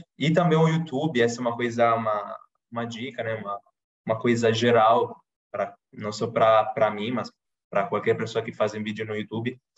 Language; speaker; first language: Portuguese; non-native, fluent; Italian